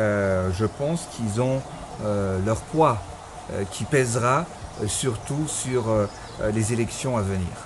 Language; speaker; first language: French; non-native, local second language; Malagasy